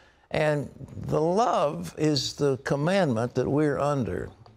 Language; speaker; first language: English; native; English